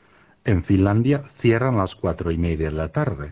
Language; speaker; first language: Spanish; non-native, fluent; Finnish